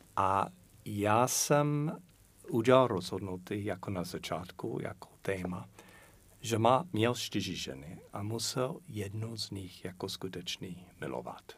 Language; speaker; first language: Czech; non-native, fluent; English